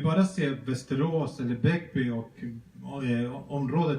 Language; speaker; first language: Swedish; early bilingual, other home language; Spanish